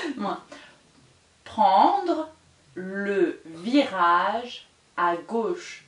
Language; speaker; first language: French; native; French